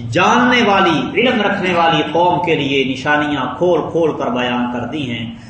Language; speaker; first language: Urdu; non-native, local second language; Punjabi